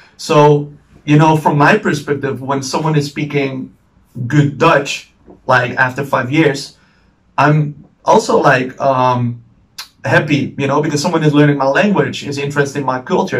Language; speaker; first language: English; non-native, fluent; Dutch